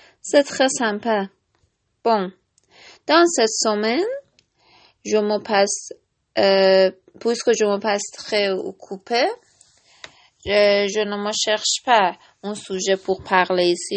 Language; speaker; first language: French; non-native, learner; Persian